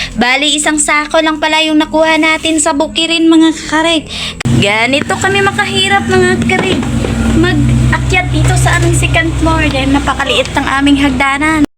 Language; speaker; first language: Filipino; non-native, local second language; Cebuano